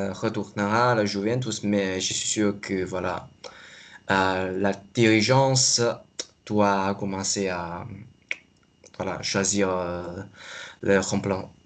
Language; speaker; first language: French; non-native, fluent; Chinese